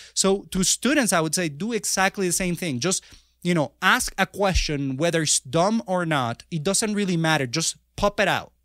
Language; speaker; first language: English; non-native, fluent; Spanish